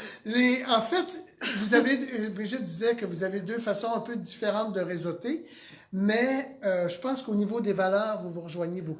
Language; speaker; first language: French; native; French